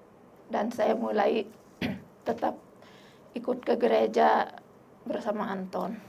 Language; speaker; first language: Indonesian; non-native, local second language; Sasak